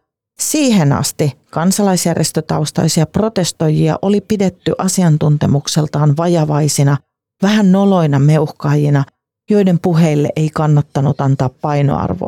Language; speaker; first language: Finnish; native; Finnish